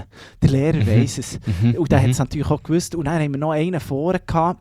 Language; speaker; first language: German; native; German